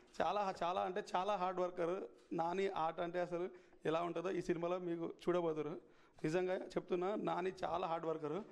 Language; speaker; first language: Telugu; native; Telugu